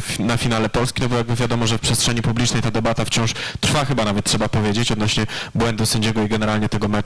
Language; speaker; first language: Polish; native; Polish